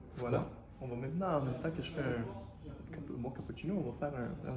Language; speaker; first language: French; native; French